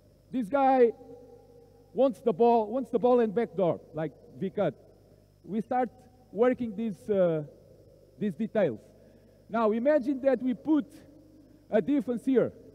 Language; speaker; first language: English; non-native, fluent; Portuguese